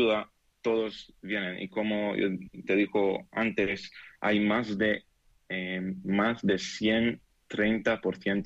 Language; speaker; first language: Spanish; non-native, learner; Hebrew